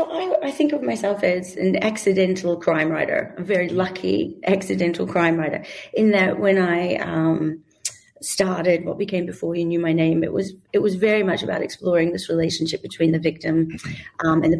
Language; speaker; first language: English; native; English